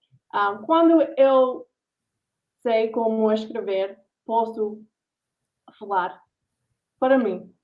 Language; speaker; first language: Portuguese; non-native, learner; English